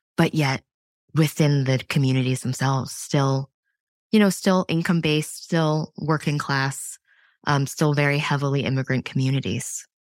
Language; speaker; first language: English; native; English